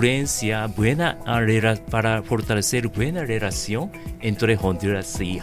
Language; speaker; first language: Spanish; non-native, learner; Japanese